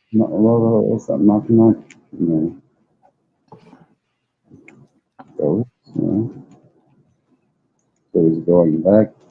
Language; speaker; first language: English; non-native, learner; Dutch